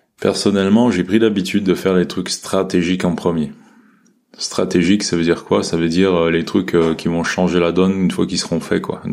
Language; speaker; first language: French; native; French